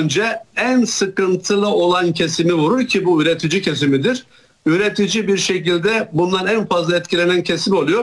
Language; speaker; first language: Turkish; native; Turkish